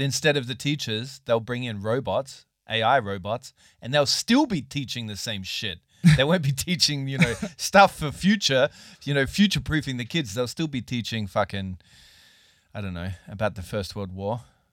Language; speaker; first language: English; native; English